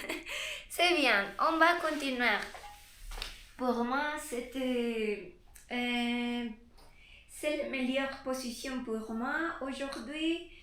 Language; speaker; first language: French; non-native, learner; Spanish